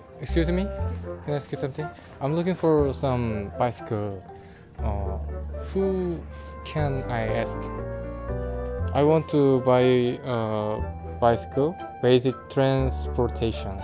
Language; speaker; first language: English; non-native, learner; Korean